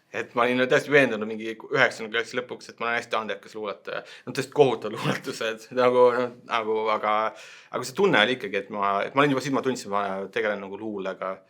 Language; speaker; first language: Estonian; native; Estonian